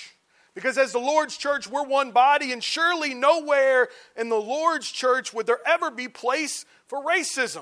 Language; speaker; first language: English; native; English